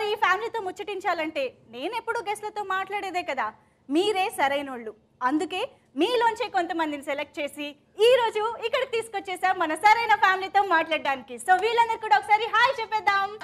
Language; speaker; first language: Telugu; native; Telugu